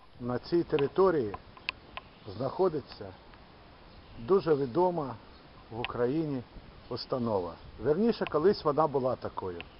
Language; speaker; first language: Ukrainian; native; Ukrainian